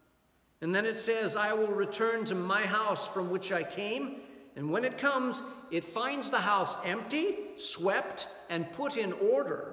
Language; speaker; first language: English; native; English